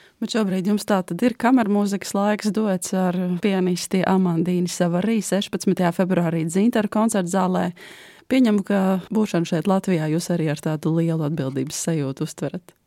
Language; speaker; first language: Latvian; native; Latvian